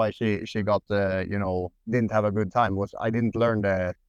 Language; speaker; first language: English; non-native, fluent; Swedish